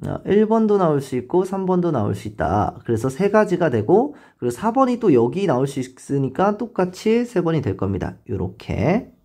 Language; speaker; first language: Korean; native; Korean